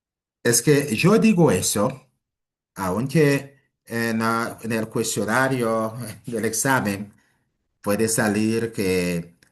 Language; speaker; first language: Spanish; non-native, fluent; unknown